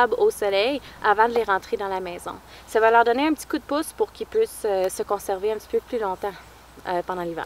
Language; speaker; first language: French; native; French